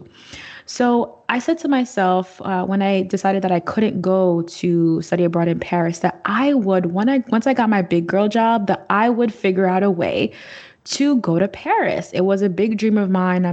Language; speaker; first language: English; native; English